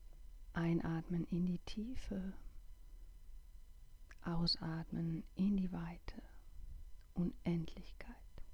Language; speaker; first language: German; native; German